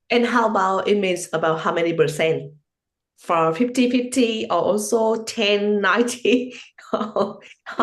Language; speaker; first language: English; non-native, learner; Vietnamese